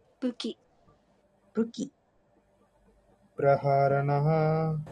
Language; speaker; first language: Japanese; non-native, learner; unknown